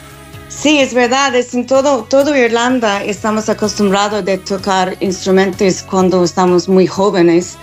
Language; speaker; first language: Spanish; non-native, fluent; English